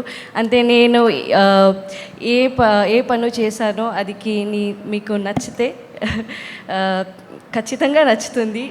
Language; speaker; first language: Telugu; non-native, learner; Kannada